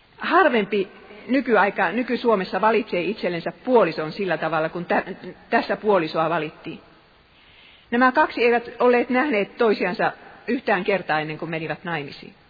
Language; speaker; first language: Finnish; native; Finnish